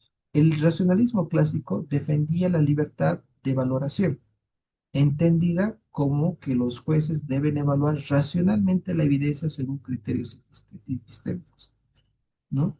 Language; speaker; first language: Spanish; native; Spanish